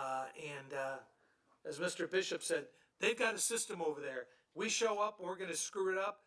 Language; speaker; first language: English; native; English